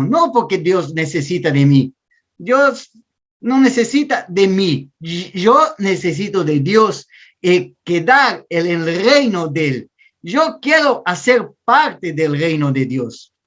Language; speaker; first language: Spanish; non-native, learner; Portuguese